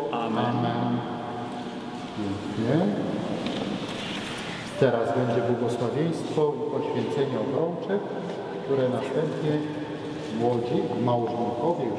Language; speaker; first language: Polish; native; Polish